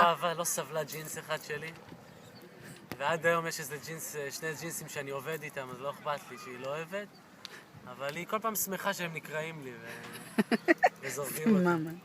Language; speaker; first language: Hebrew; native; Hebrew